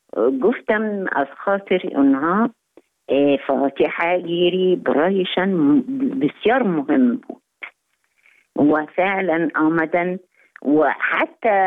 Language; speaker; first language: Persian; non-native, fluent; Arabic